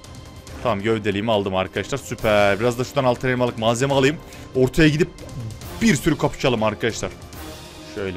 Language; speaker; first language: Turkish; native; Turkish